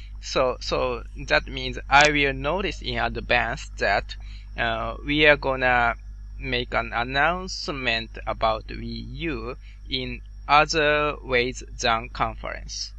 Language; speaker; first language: English; non-native, fluent; Japanese